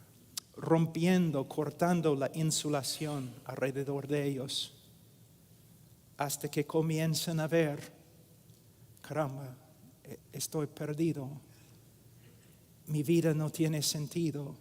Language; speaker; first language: Spanish; non-native, fluent; English